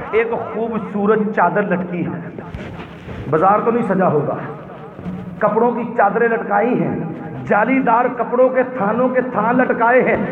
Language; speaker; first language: Urdu; non-native, local second language; Punjabi